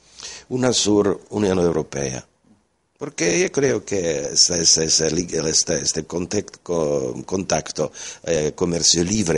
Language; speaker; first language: Spanish; non-native, fluent; Slovak